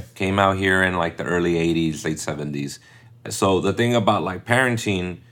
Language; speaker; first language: English; early bilingual, other home language; Spanish